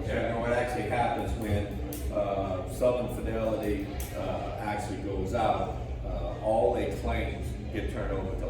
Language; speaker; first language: English; native; English